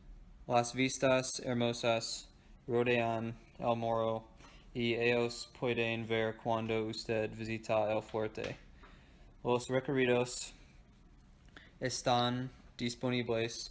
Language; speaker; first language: Spanish; non-native, learner; English